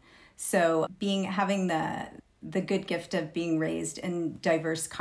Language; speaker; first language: English; native; English